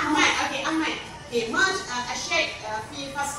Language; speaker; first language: Arabic; non-native, learner; Malay